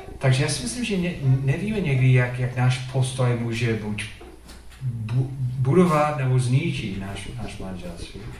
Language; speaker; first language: Czech; non-native, fluent; English